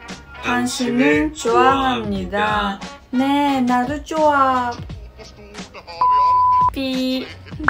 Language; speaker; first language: Japanese; native; Japanese